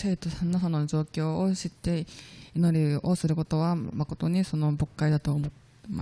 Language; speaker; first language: Japanese; non-native, learner; Korean